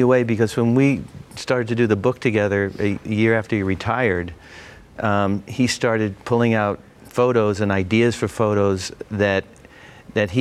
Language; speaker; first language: English; native; English